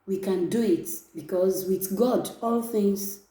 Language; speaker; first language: English; non-native, local second language; Yoruba